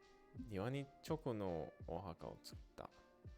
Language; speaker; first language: Japanese; non-native, fluent; English